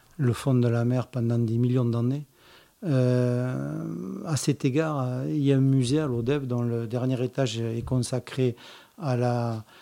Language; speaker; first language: French; native; French